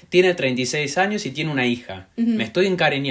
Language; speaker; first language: Spanish; native; Spanish